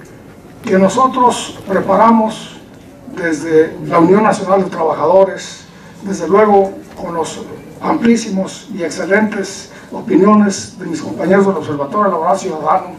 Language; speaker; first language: Spanish; native; Spanish